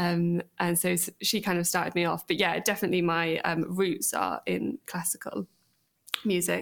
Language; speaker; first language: English; native; English